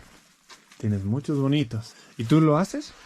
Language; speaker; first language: Spanish; non-native, learner; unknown